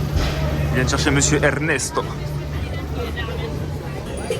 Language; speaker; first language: French; native; French